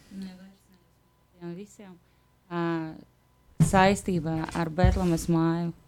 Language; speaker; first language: Latvian; non-native, local second language; Russian